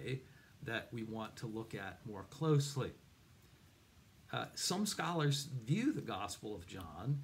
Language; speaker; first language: English; native; English